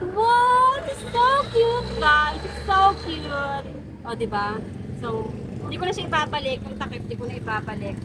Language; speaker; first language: Filipino; non-native, local second language; Pampanga